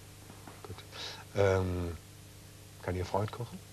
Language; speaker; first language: German; native; German